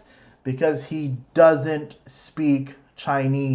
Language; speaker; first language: English; native; English